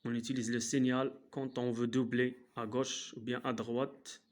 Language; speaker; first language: French; non-native, local second language; Arabic